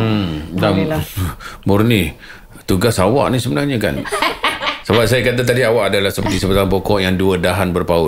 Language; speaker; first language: Malay; native; Malay